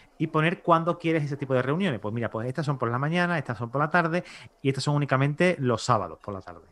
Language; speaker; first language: Spanish; native; Spanish